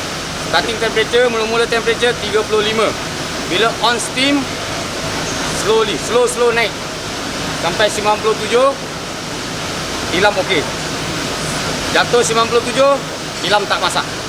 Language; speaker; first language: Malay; non-native, learner; Bangla